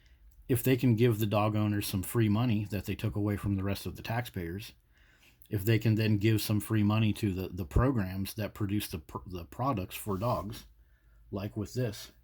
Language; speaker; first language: English; native; English